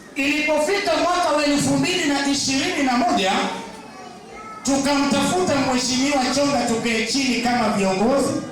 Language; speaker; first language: Swahili; native; Swahili